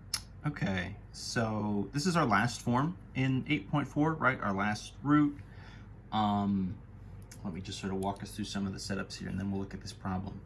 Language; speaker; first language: English; native; English